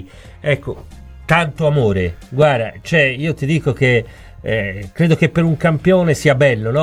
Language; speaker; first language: Italian; native; Italian